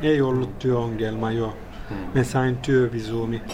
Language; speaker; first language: Finnish; non-native, fluent; Turkish